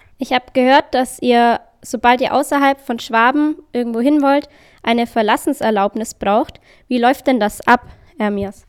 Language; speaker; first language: German; native; German